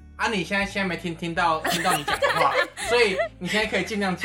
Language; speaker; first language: Chinese; native; Chinese